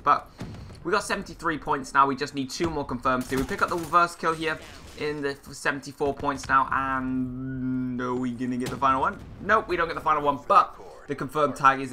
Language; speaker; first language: English; native; English